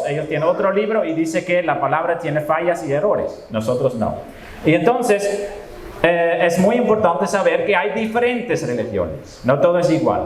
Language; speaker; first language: Spanish; non-native, fluent; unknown